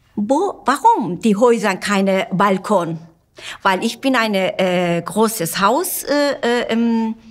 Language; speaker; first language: German; non-native, fluent; Turkish